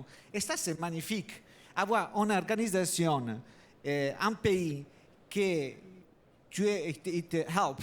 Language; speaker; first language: French; non-native, learner; Italian